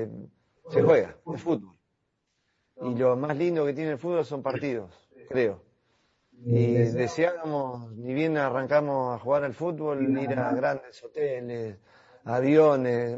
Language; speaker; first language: Spanish; native; Spanish